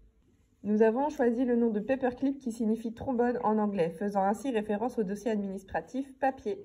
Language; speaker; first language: French; native; French